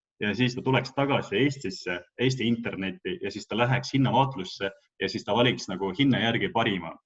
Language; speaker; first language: Estonian; non-native, local second language; Russian